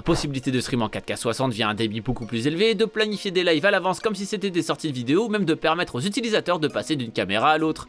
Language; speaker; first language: French; native; French